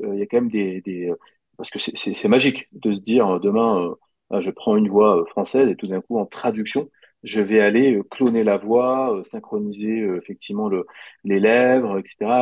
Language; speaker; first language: French; native; French